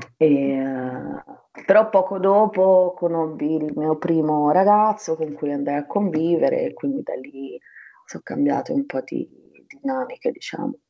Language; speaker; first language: Italian; early bilingual, other home language; German